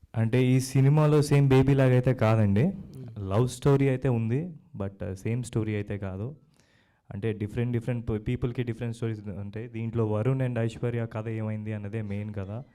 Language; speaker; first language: Telugu; native; Telugu